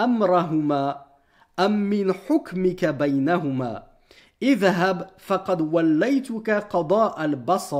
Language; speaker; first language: Arabic; non-native, fluent; French